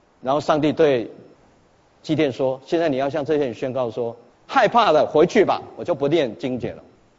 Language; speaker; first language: Chinese; native; Chinese